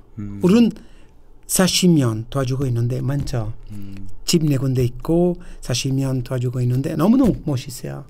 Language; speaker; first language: Korean; non-native, fluent; Italian